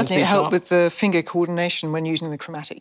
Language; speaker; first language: English; native; English